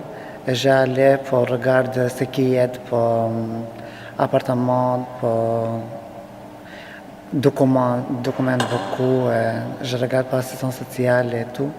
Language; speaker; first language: French; non-native, learner; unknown